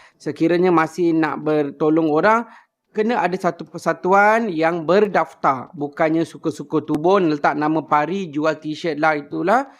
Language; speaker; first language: Malay; native; Malay